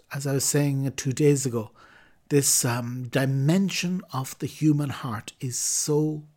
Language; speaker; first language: English; native; English